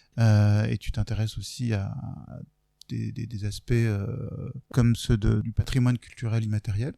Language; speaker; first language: French; native; French